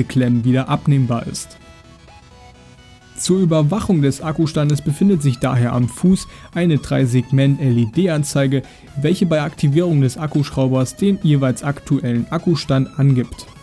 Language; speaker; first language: German; native; German